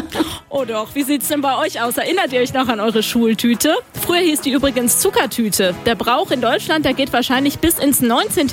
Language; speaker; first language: German; native; German